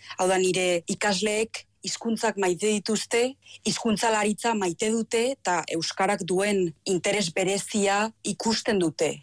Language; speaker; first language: Basque; native; Basque